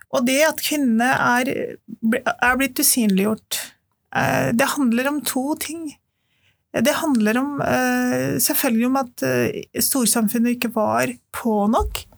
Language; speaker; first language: Norwegian; early bilingual, other home language; Urdu